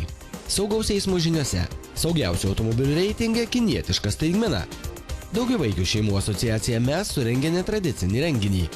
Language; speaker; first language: Lithuanian; native; Lithuanian